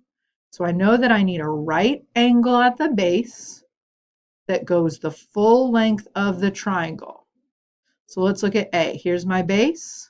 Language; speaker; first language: English; native; English